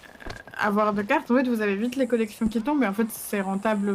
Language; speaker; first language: French; native; French